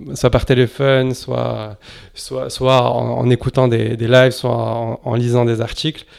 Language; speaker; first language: French; non-native, local second language; Arabic